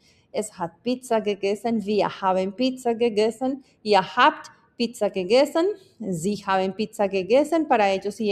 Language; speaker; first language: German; non-native, fluent; Spanish